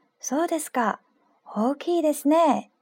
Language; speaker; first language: Japanese; non-native, fluent; Chinese